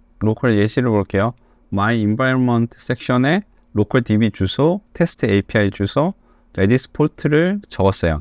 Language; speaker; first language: Korean; native; Korean